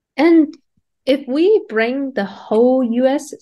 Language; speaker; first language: English; non-native, fluent; Chinese